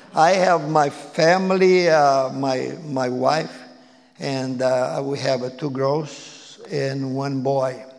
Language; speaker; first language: English; non-native, learner; Portuguese